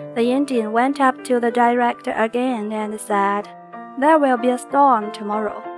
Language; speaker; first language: English; non-native, fluent; Chinese